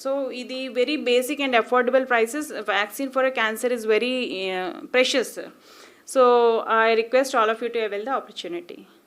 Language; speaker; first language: English; non-native, local second language; Telugu